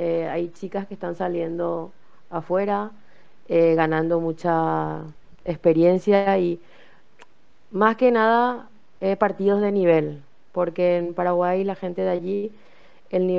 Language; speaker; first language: Spanish; native; Spanish